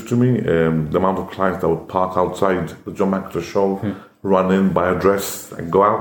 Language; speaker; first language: English; non-native, fluent; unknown